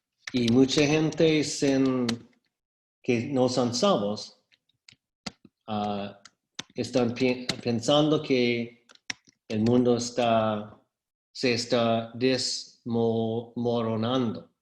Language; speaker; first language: Spanish; non-native, fluent; English